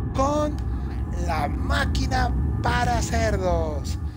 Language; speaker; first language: Spanish; native; Spanish